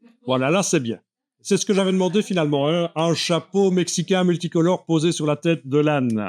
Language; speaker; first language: French; native; French